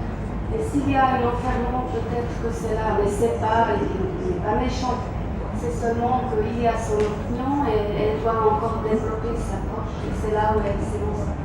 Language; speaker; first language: French; non-native, local second language; German